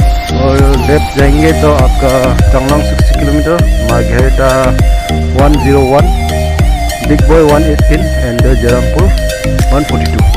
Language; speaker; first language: Hindi; non-native, local second language; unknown